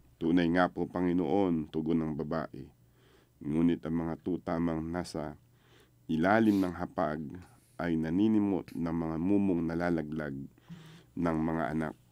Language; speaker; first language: Filipino; native; Filipino